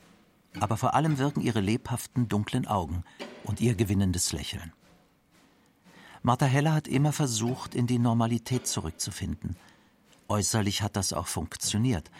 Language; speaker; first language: German; native; German